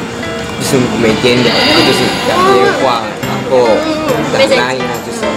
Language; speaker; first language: Chinese; non-native, fluent; Japanese